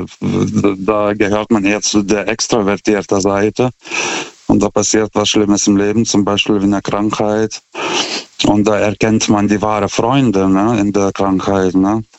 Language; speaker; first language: German; non-native, fluent; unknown